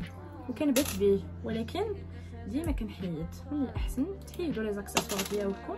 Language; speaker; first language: Arabic; native; Arabic